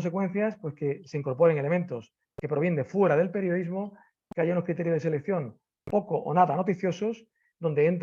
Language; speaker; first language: Spanish; native; Spanish